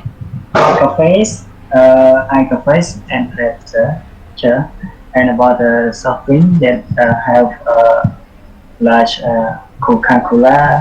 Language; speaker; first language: English; non-native, learner; Khmer